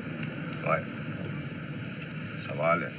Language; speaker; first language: French; non-native, fluent; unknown